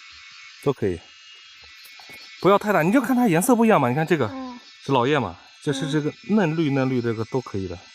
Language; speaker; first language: Chinese; native; Chinese